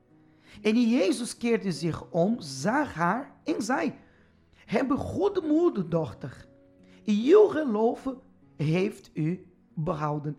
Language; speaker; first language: Dutch; non-native, fluent; Portuguese